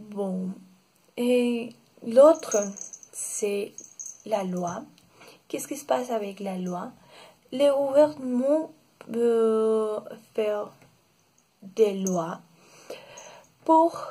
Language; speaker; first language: French; non-native, learner; Spanish